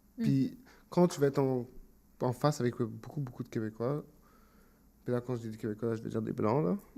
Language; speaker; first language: French; native; French